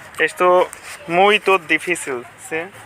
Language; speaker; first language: Portuguese; non-native, learner; Bangla